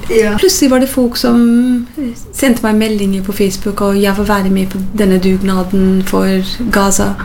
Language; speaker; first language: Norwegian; non-native, fluent; English